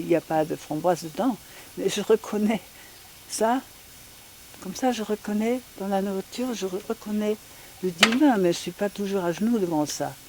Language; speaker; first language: French; non-native, fluent; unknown